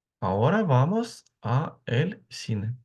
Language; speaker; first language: Spanish; non-native, learner; Ukrainian